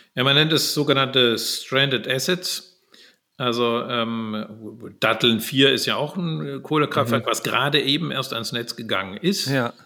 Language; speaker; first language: German; native; German